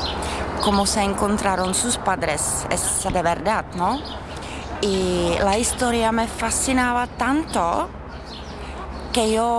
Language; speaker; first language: Spanish; non-native, fluent; Czech